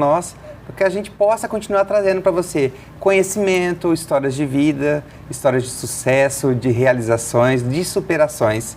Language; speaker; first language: Portuguese; native; Portuguese